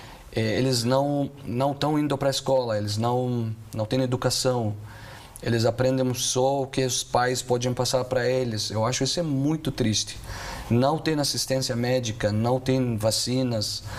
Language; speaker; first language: Portuguese; non-native, fluent; Arabic